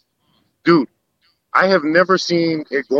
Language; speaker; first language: English; native; English